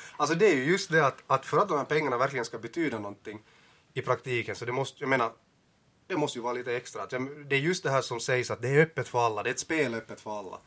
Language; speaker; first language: Swedish; native; Swedish